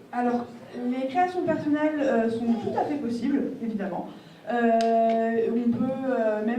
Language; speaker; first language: French; native; French